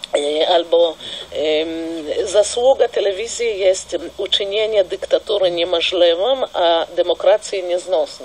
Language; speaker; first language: Polish; non-native, fluent; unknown